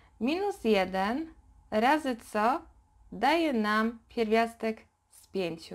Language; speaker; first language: Polish; native; Polish